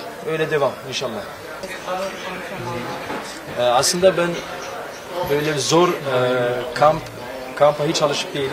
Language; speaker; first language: Turkish; early bilingual, heritage; Turkish